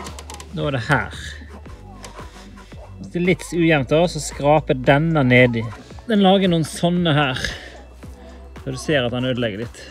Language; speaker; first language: Norwegian; native; Norwegian